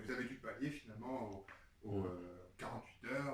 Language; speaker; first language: French; native; French